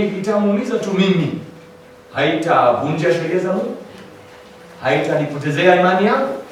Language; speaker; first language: Swahili; non-native, fluent; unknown